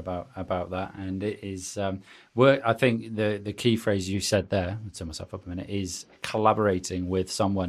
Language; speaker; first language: English; native; English